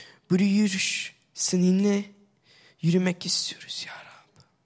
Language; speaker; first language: Turkish; non-native, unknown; English